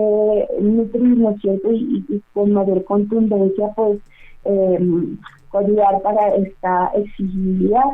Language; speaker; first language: Spanish; native; Spanish